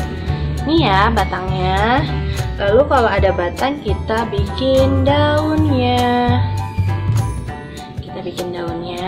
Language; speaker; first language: Indonesian; native; Indonesian